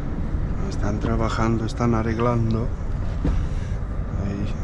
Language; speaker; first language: Spanish; non-native, local second language; Catalan